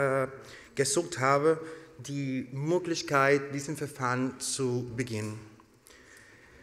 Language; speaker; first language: German; non-native, learner; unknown